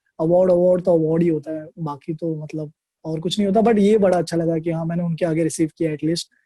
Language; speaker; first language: Hindi; non-native, local second language; Marathi